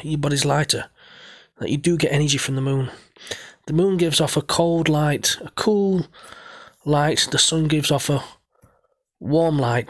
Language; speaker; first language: English; native; English